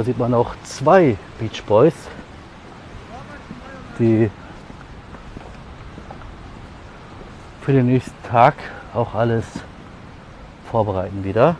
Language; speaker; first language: German; native; German